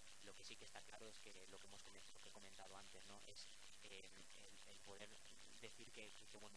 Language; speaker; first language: Spanish; native; Spanish